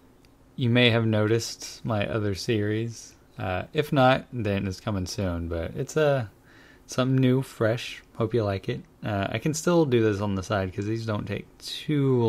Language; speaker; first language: English; native; English